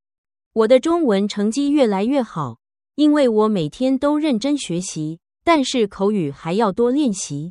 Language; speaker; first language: Chinese; non-native, learner; Vietnamese